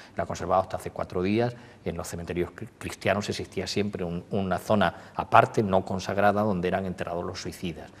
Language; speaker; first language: Spanish; native; Spanish